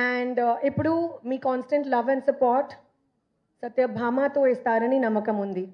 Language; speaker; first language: Telugu; non-native, learner; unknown